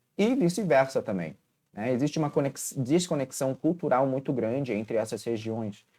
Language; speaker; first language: Portuguese; native; Portuguese